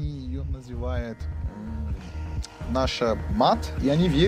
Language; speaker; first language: Russian; non-native, learner; Arabic